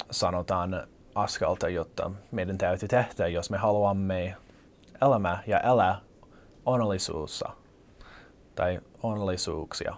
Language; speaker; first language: Finnish; non-native, learner; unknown